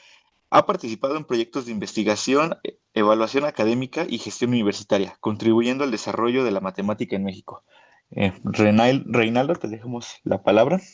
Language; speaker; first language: Spanish; native; Spanish